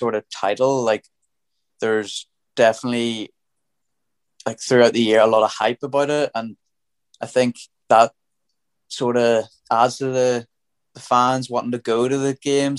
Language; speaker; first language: English; native; English